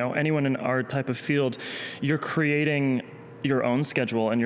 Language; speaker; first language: English; native; English